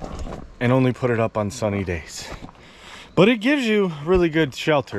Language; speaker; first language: English; native; English